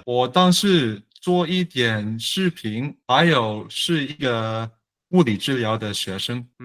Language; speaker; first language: Chinese; non-native, learner; English